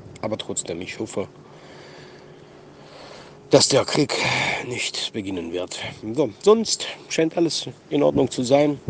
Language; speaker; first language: German; non-native, fluent; Armenian